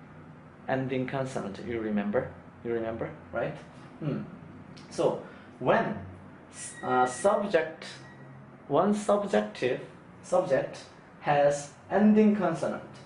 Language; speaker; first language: English; non-native, fluent; Korean